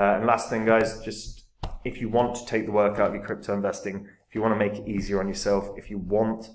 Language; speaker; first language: English; native; English